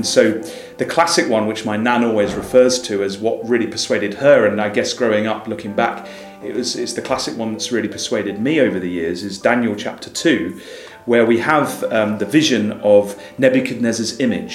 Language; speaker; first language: English; native; English